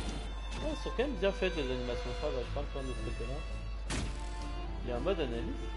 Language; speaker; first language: French; native; French